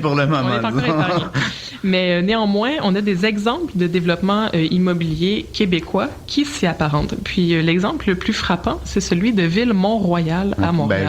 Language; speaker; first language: French; native; French